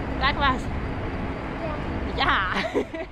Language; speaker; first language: German; native; German